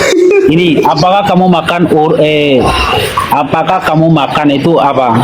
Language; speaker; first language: Indonesian; non-native, local second language; Sundanese